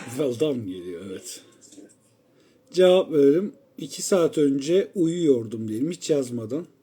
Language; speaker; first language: Turkish; native; Turkish